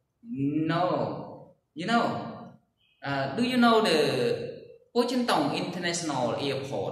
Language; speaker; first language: English; non-native, learner; Khmer